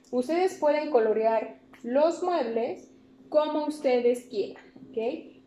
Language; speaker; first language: Spanish; native; Spanish